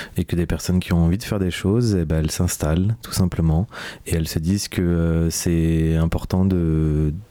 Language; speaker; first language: French; native; French